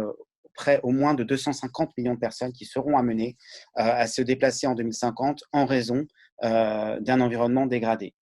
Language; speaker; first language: French; native; French